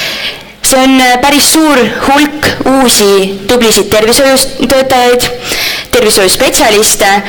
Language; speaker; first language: Estonian; native; Estonian